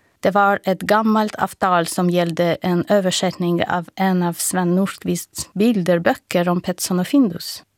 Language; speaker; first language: Swedish; non-native, fluent; Russian